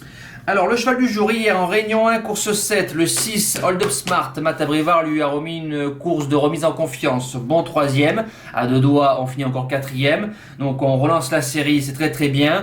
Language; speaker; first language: French; native; French